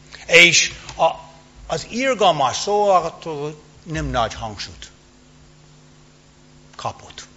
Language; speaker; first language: Hungarian; non-native, fluent; English